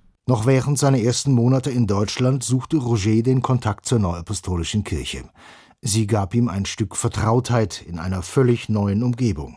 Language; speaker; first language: German; native; German